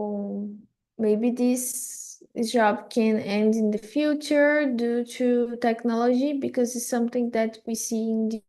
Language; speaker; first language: English; non-native, fluent; Portuguese